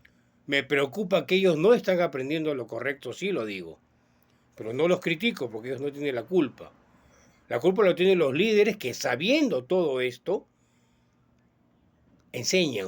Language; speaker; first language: Spanish; native; Spanish